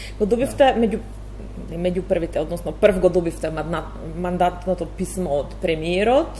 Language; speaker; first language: Macedonian; native; Macedonian